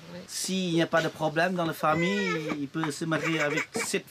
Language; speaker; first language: French; non-native, learner; Lao